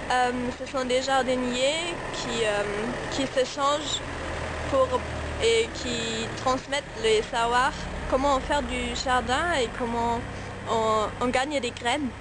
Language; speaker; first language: French; non-native, fluent; German